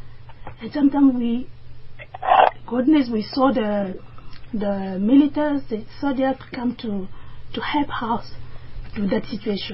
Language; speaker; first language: English; non-native, learner; French